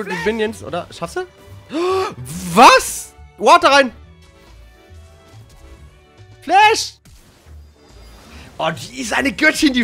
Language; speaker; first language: German; native; German